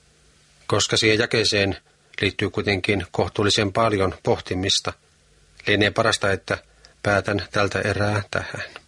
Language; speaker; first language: Finnish; native; Finnish